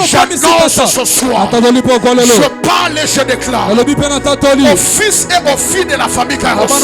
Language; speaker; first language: French; non-native, local second language; Lingala